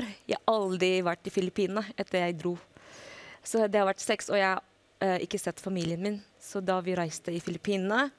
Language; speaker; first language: Norwegian; non-native, fluent; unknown